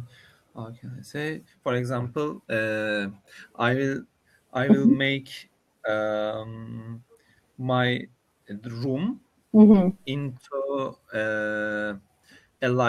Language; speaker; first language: English; non-native, learner; Turkish